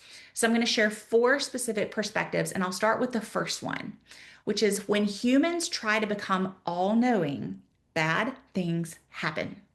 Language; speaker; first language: English; native; English